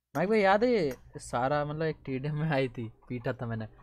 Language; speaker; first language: Hindi; native; Hindi